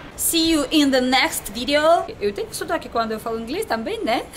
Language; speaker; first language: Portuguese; non-native, learner; Russian